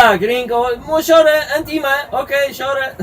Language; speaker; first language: Swedish; non-native, learner; Polish